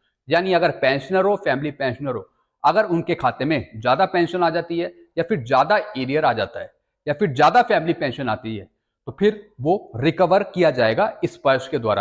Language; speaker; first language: Hindi; native; Hindi